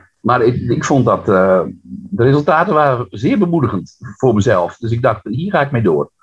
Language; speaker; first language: Dutch; non-native, local second language; Western Frisian